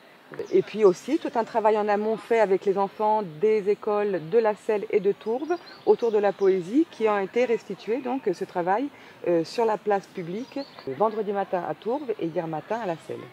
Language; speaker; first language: French; native; French